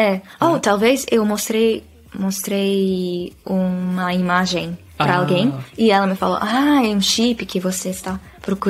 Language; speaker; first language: Portuguese; non-native, fluent; Dutch